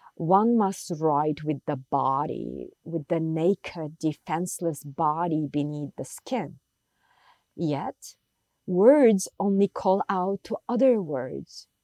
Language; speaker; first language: English; non-native, fluent; Turkish